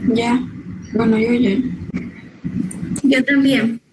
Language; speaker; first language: Spanish; native; Spanish